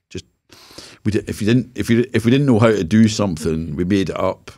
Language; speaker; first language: English; native; English